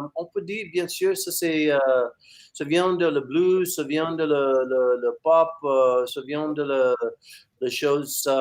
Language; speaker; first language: French; non-native, fluent; English